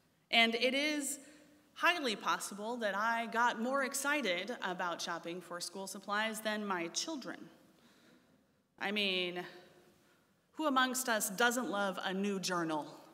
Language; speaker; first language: English; native; English